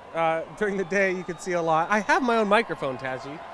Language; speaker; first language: English; native; English